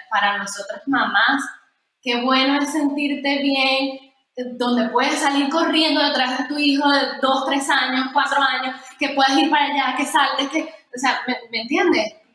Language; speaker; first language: Spanish; native; Spanish